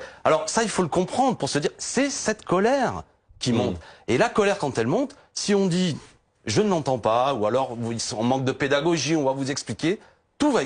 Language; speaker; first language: French; native; French